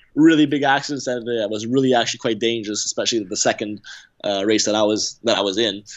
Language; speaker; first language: English; native; English